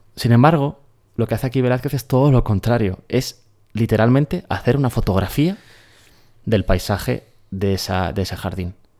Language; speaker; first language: Spanish; native; Spanish